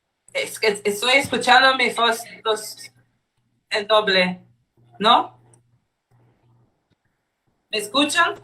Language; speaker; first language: Spanish; non-native, fluent; Portuguese